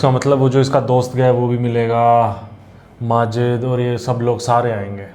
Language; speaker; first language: Hindi; native; Hindi